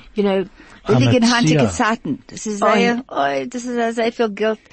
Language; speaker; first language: Yiddish; early bilingual, heritage; Yiddish